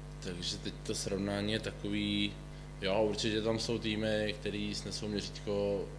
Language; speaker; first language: Czech; native; Czech